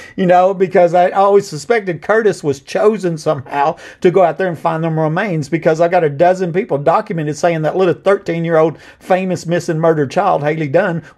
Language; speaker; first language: English; native; English